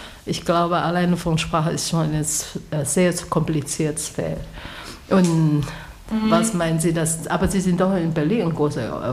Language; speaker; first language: German; non-native, learner; Chinese